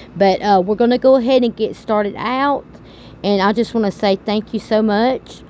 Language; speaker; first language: English; native; English